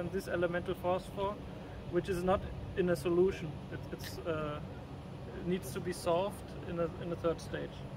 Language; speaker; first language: English; non-native, fluent; German